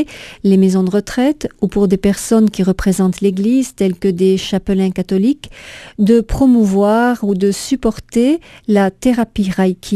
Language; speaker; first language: French; native; French